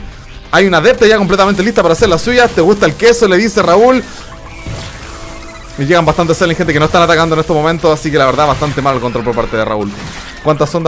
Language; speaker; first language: Spanish; native; Spanish